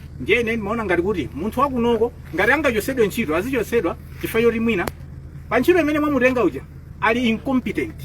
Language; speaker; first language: Nyanja; native; Nyanja